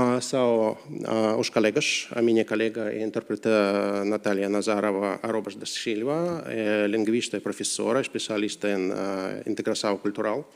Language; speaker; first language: Portuguese; non-native, learner; Russian